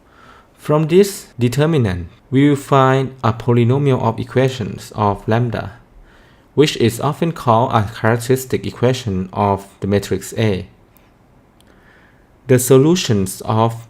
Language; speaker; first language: English; non-native, fluent; Thai